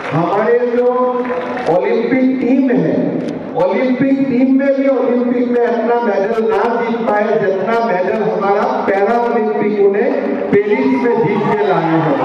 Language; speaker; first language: Hindi; non-native, local second language; Assamese